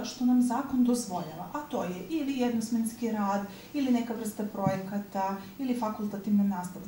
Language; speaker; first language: Croatian; native; Croatian